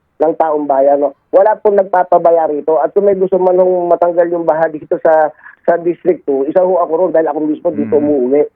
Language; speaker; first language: Filipino; native; Filipino